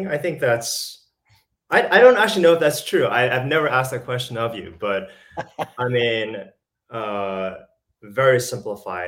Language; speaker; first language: English; early bilingual, other home language; Chinese